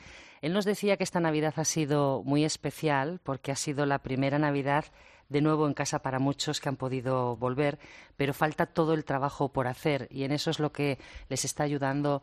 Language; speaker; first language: Spanish; native; Spanish